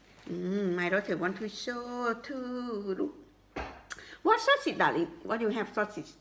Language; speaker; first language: English; non-native, learner; Thai